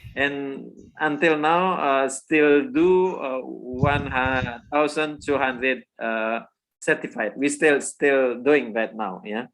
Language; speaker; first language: English; non-native, learner; Indonesian